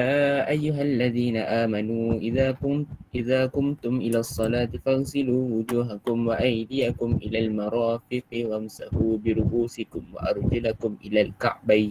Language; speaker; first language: Arabic; non-native, learner; Malay